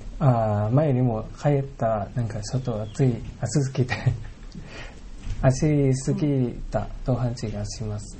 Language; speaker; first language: Japanese; non-native, learner; Thai